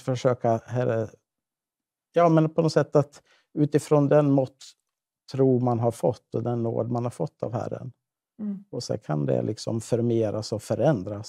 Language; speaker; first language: Swedish; native; Swedish